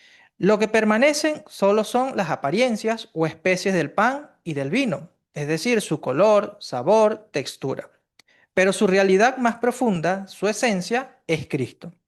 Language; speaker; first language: Spanish; native; Spanish